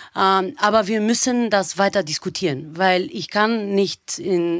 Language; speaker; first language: German; non-native, fluent; Bulgarian